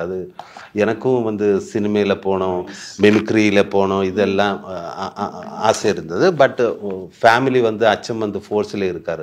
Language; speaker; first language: Tamil; non-native, learner; Malayalam